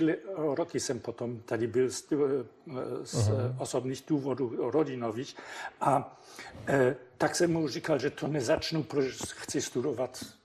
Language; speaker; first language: Czech; non-native, fluent; German